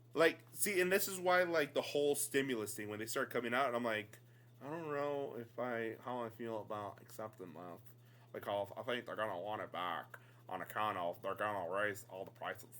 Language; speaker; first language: English; native; English